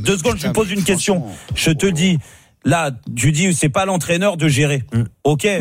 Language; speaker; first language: French; native; French